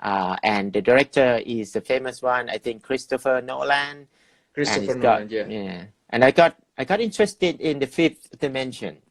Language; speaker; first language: English; non-native, fluent; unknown